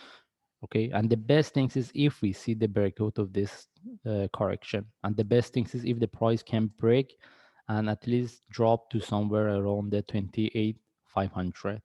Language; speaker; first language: English; non-native, fluent; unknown